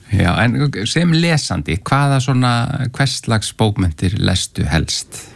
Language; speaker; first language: Icelandic; native; Icelandic